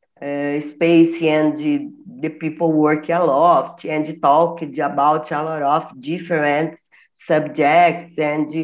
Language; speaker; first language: English; non-native, learner; Portuguese